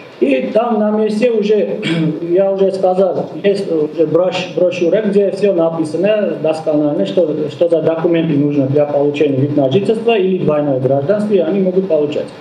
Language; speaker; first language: Russian; non-native, local second language; Armenian